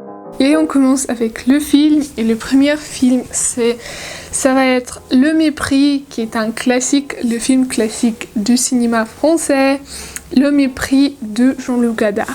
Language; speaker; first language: French; non-native, learner; Russian